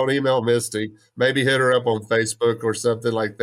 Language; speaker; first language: English; native; English